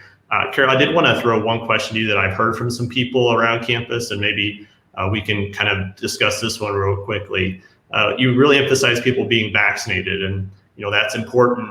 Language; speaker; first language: English; native; English